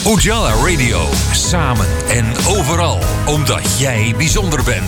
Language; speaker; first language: Dutch; native; Dutch